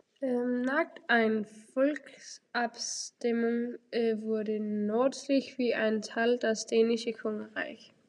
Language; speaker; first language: German; non-native, learner; Danish